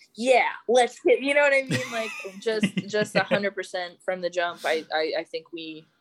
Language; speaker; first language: English; native; English